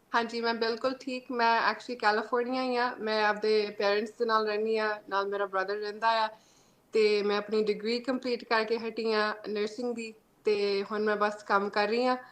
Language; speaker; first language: Punjabi; early bilingual, heritage; Punjabi